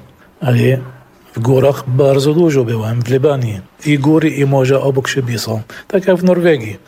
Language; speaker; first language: Polish; non-native, fluent; Arabic